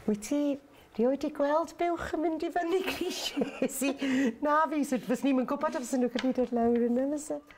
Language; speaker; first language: Welsh; native; Welsh